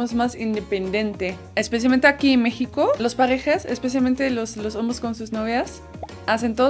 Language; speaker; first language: Spanish; non-native, fluent; Dutch